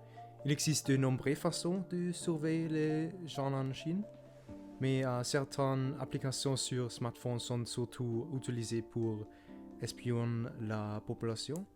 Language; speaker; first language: French; non-native, learner; German